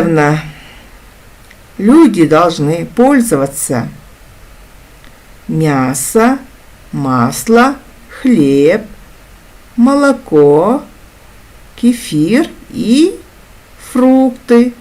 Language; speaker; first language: Russian; non-native, local second language; Kazakh